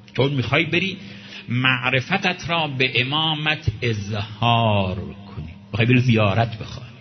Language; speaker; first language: Persian; native; Persian